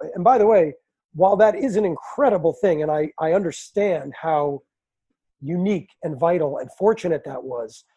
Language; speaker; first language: English; native; English